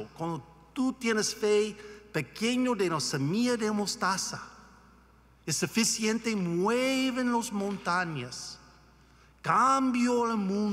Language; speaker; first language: Spanish; non-native, learner; English